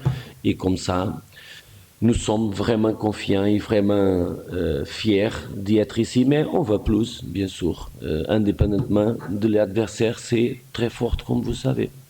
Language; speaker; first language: French; non-native, fluent; Portuguese